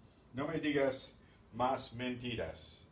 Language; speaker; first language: Spanish; non-native, fluent; English